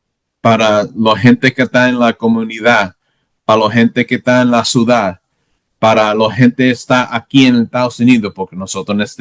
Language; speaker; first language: Spanish; non-native, learner; English